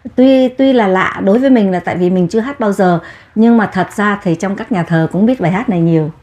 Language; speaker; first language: Vietnamese; native; Vietnamese